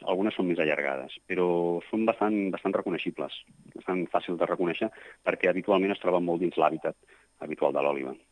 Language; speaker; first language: Catalan; native; Catalan